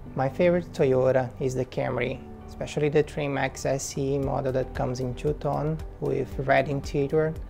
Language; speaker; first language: English; non-native, fluent; Portuguese